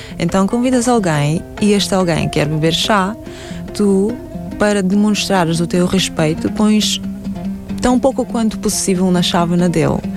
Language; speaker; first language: Portuguese; non-native, fluent; Russian